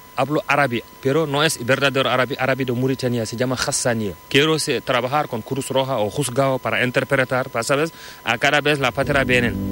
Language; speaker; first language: Spanish; non-native, learner; Fula